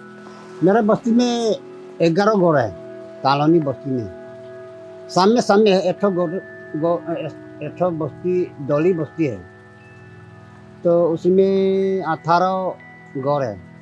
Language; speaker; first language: Hindi; non-native, local second language; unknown